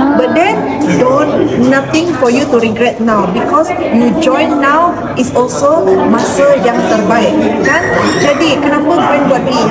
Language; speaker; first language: Malay; non-native, local second language; Chinese